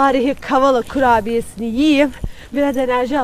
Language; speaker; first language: Turkish; native; Turkish